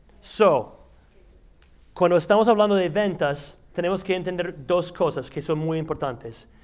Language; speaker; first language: Spanish; non-native, fluent; English